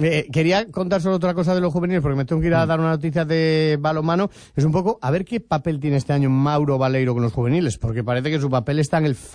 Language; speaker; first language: Spanish; native; Spanish